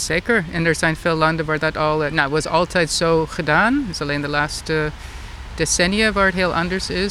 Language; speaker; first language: Dutch; non-native, fluent; English